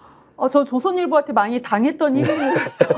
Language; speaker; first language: Korean; native; Korean